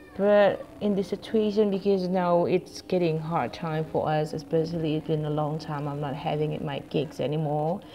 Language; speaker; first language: English; non-native, fluent; Indonesian